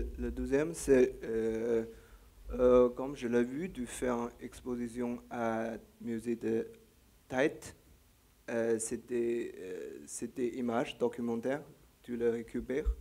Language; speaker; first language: French; non-native, learner; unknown